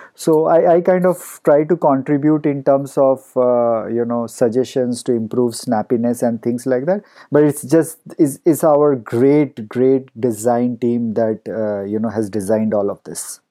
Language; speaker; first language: English; non-native, local second language; Hindi